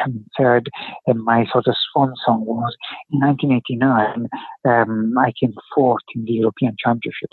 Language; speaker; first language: English; non-native, fluent; Italian